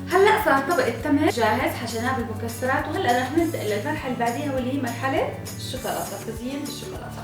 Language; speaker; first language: Arabic; native; Arabic